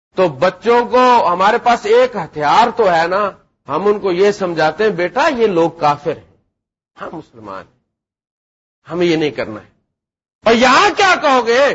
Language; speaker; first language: Urdu; non-native, local second language; Punjabi